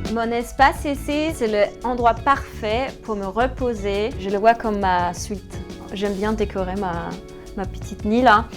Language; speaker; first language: French; non-native, fluent; Danish